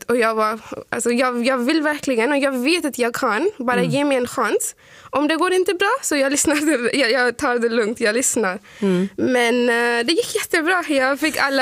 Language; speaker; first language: Swedish; non-native, fluent; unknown